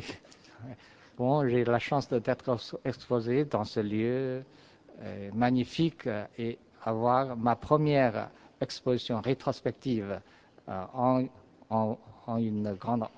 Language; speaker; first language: French; non-native, fluent; Chinese